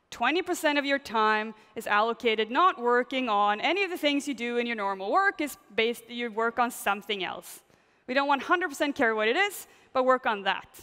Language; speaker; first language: English; non-native, fluent; Swedish